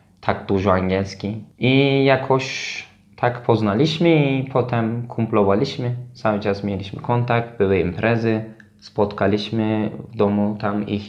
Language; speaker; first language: Polish; non-native, learner; Turkish